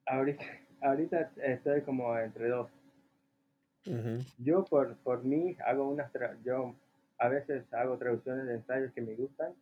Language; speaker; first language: Spanish; early bilingual, heritage; Spanish